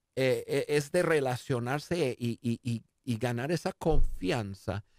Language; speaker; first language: Spanish; non-native, fluent; English